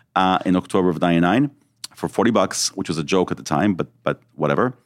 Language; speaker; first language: English; early bilingual, other home language; Hebrew